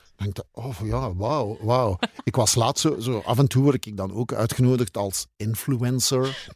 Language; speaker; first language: Dutch; native; Dutch